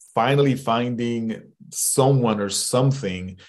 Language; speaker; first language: English; early bilingual, other home language; Spanish